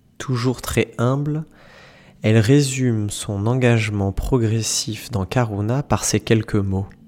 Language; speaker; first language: French; native; French